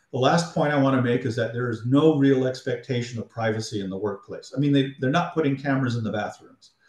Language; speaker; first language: English; native; English